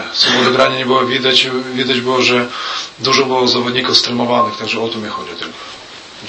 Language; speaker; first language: Polish; non-native, fluent; Russian